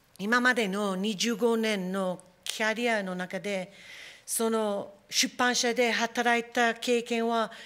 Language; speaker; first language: Japanese; non-native, fluent; English